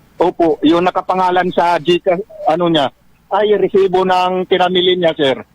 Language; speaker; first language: Filipino; non-native, local second language; Waray